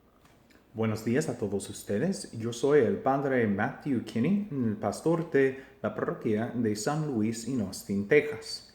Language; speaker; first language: Spanish; non-native, fluent; English